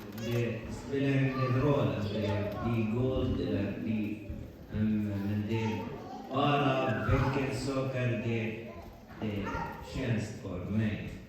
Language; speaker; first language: Swedish; non-native, learner; Swahili